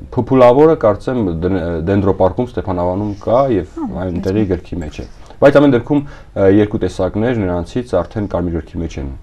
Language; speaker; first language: Armenian; native; Armenian